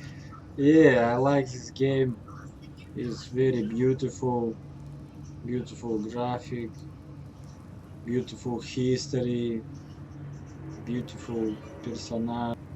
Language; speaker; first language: English; non-native, learner; Russian